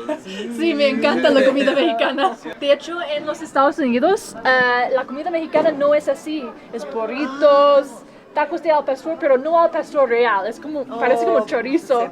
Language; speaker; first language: Spanish; non-native, learner; English